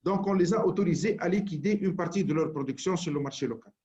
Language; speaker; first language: French; non-native, local second language; Arabic